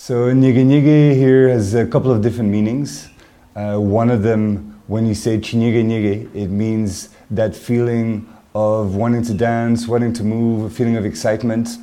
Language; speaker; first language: English; non-native, fluent; French